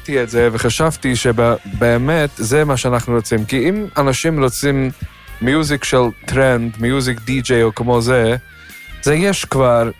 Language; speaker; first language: Hebrew; non-native, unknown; Yiddish